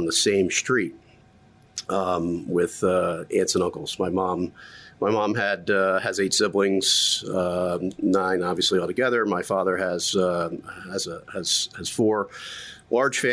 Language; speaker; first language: English; native; English